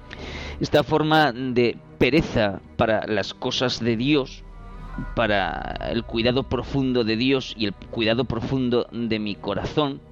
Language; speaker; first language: Spanish; native; Spanish